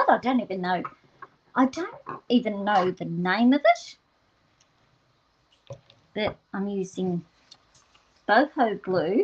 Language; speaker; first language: English; native; English